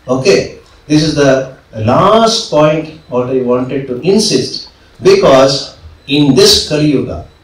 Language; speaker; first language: English; non-native, local second language; Kannada